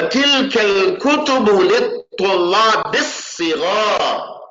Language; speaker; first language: Arabic; non-native, fluent; English